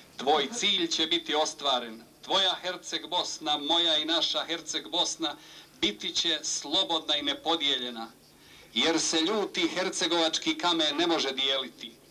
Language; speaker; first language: Bosnian; native; Bosnian